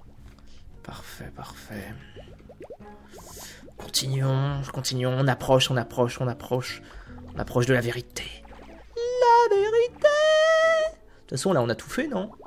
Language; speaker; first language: French; native; French